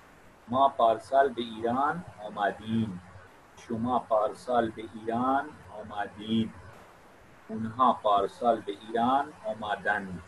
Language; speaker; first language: Persian; non-native, fluent; Urdu